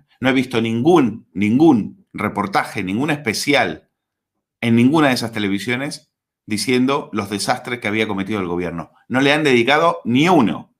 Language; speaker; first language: Spanish; native; Spanish